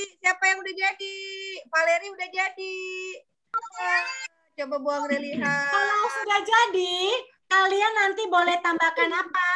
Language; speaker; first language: Indonesian; native; Indonesian